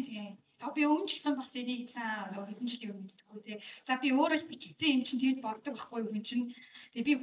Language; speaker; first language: Mongolian; native; Mongolian